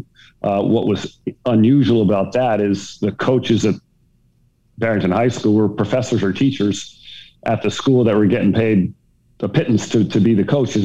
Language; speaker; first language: English; native; English